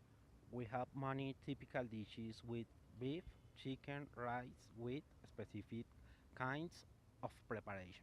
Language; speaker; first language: English; non-native, learner; Spanish